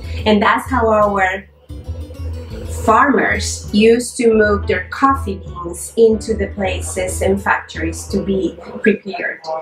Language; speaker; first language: English; non-native, fluent; Spanish